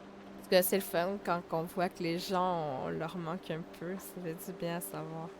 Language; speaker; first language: French; native; French